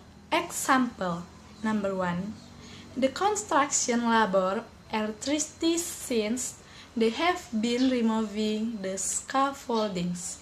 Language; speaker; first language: English; non-native, learner; Indonesian